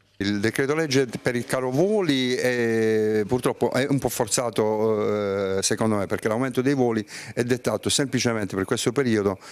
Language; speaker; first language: Italian; native; Italian